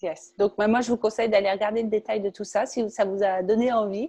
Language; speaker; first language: French; native; French